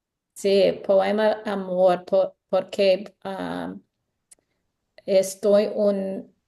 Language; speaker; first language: Spanish; non-native, learner; English